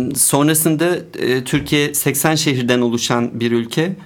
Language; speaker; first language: Turkish; native; Turkish